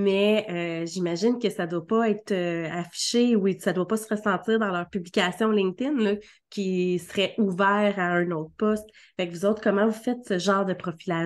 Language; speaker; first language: French; native; French